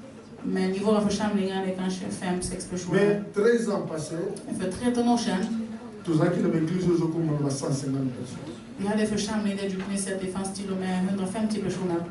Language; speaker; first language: Swedish; non-native, fluent; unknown